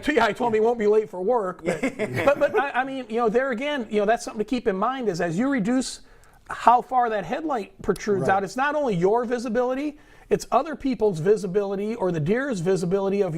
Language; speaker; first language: English; native; English